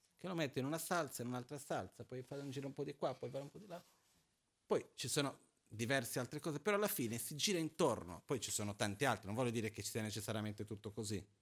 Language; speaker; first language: Italian; non-native, fluent; Portuguese